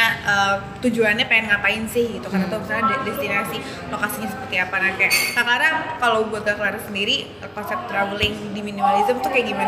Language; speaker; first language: Indonesian; native; Indonesian